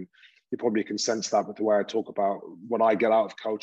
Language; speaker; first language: English; native; English